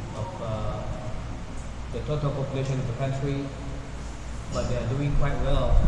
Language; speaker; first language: English; non-native, fluent; Malay